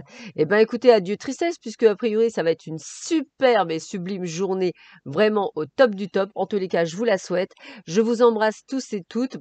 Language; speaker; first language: French; native; French